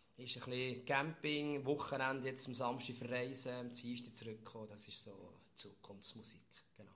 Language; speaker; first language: German; native; German